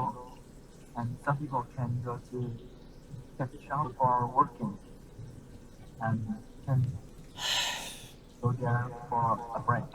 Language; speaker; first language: English; non-native, learner; Vietnamese